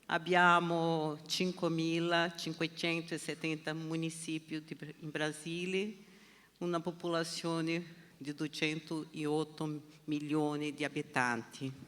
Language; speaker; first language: Italian; non-native, learner; Portuguese